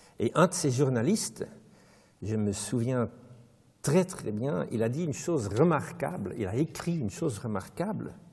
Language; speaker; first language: French; non-native, local second language; Dutch